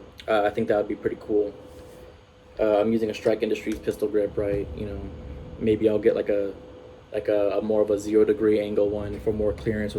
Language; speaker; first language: English; native; English